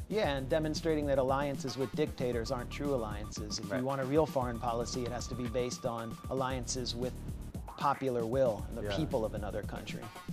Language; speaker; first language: English; native; English